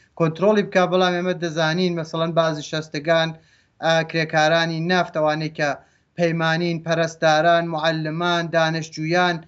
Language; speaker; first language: Central Kurdish; native; Central Kurdish